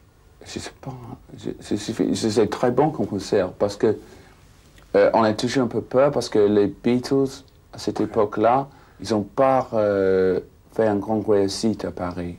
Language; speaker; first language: French; non-native, fluent; English